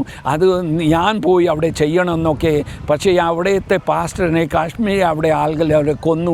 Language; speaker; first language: Malayalam; early bilingual, heritage; Malayalam